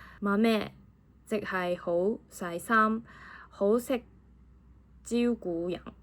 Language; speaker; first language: Cantonese; non-native, fluent; Japanese